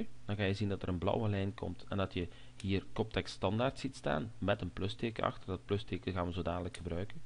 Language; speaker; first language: Dutch; native; Dutch